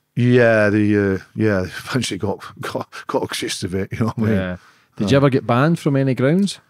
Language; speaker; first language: English; native; English